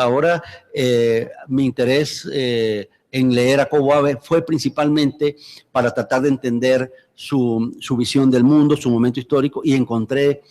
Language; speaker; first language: Spanish; native; Spanish